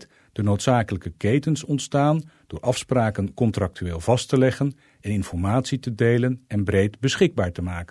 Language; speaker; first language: Dutch; native; Dutch